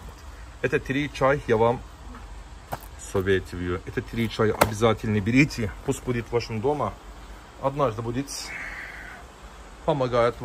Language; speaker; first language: Russian; non-native, learner; Turkish